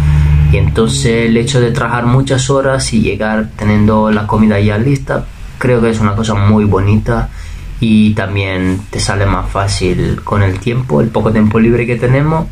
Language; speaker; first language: Spanish; non-native, fluent; Italian